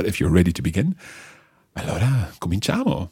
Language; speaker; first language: Italian; non-native, fluent; English